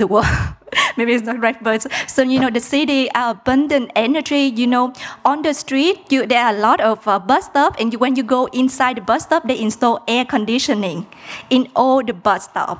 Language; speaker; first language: English; non-native, fluent; Vietnamese